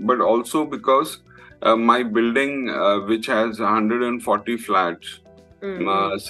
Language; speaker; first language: English; non-native, local second language; Malayalam